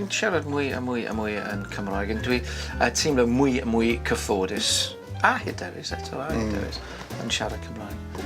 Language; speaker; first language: Welsh; non-native, learner; English